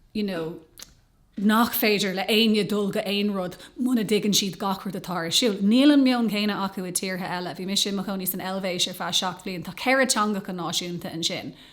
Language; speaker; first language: Irish; non-native, local second language; English